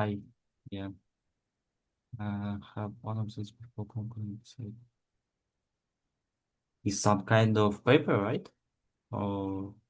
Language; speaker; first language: English; non-native, learner; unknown